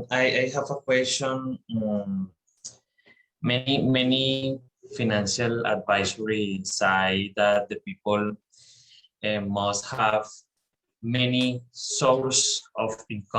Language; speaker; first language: English; non-native, learner; Spanish